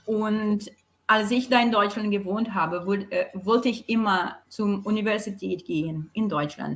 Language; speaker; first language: German; non-native, fluent; Portuguese